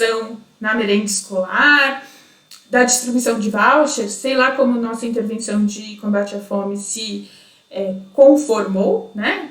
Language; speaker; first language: Portuguese; native; Portuguese